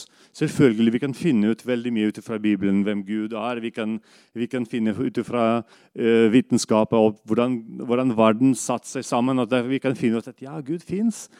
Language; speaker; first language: Norwegian; non-native, fluent; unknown